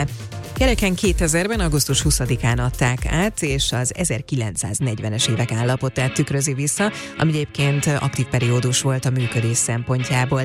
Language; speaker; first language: Hungarian; native; Hungarian